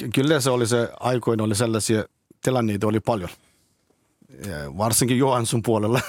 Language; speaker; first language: Finnish; non-native, learner; Turkish